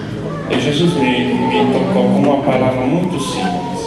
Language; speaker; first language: Portuguese; non-native, learner; Italian